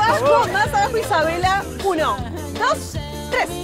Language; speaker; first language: Spanish; native; Spanish